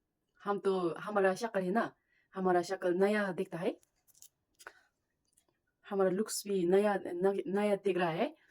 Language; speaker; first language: Hindi; non-native, learner; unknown